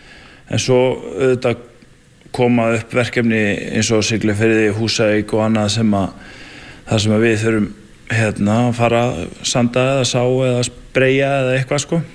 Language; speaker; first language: Icelandic; native; Icelandic